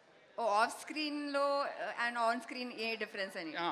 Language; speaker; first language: Telugu; non-native, learner; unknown